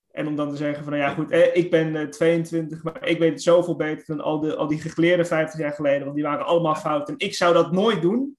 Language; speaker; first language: Dutch; native; Dutch